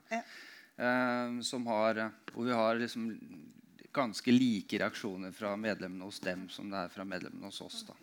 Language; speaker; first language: Norwegian; native; Norwegian